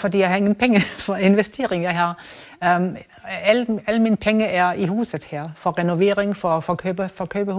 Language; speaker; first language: Danish; non-native, learner; German